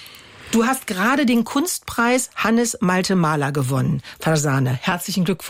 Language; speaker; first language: German; native; German